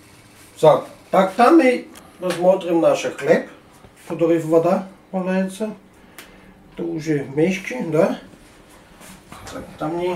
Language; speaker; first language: Russian; non-native, learner; German